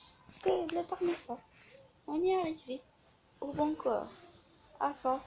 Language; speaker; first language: French; non-native, learner; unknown